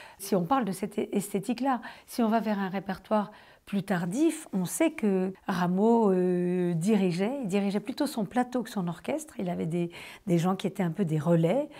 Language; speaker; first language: French; native; French